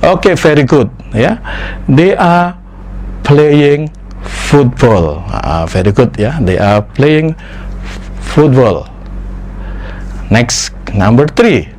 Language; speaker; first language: English; non-native, fluent; Indonesian